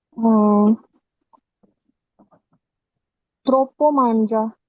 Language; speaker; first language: Italian; non-native, learner; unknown